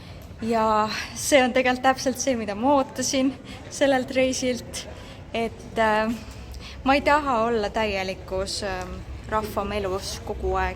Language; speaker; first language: Estonian; native; Estonian